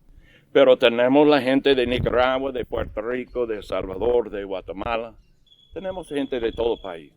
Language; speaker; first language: Spanish; non-native, learner; English